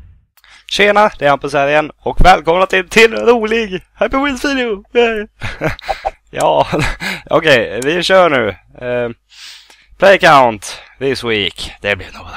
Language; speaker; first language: Swedish; native; Swedish